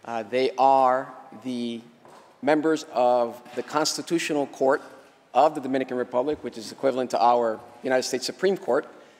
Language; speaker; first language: English; early bilingual, other home language; Spanish